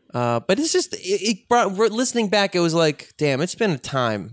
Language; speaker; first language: English; native; English